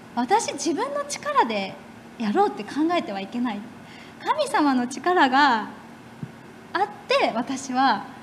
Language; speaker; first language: Japanese; native; Japanese